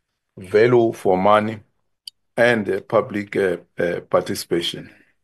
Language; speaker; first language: English; non-native, local second language; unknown